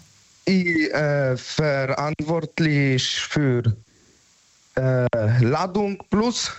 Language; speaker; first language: German; non-native, learner; Polish